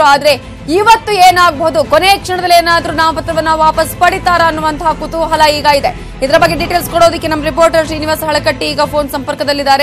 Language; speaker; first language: Kannada; native; Kannada